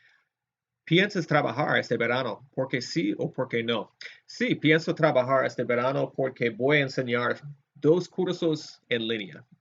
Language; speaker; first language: Spanish; non-native, fluent; English